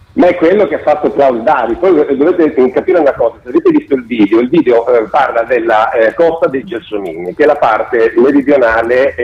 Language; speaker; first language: Italian; native; Italian